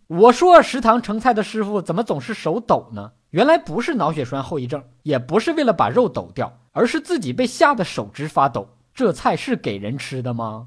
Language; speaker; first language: Chinese; native; Chinese